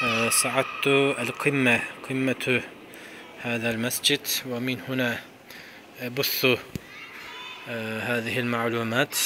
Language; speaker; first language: Arabic; non-native, fluent; Turkish